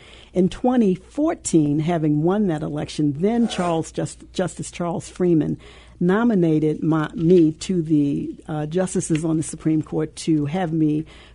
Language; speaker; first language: English; native; English